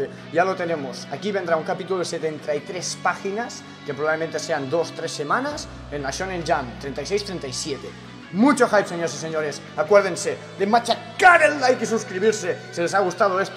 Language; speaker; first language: Spanish; native; Spanish